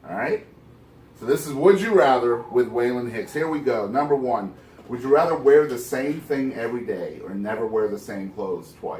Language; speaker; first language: English; native; English